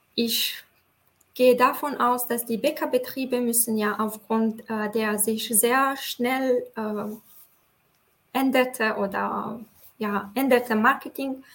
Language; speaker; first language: German; non-native, fluent; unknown